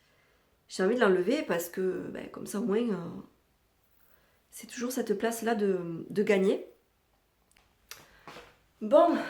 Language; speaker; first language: French; native; French